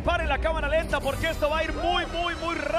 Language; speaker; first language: Spanish; native; Spanish